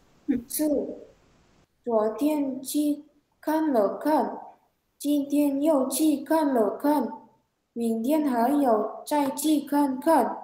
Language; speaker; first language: Chinese; non-native, learner; Indonesian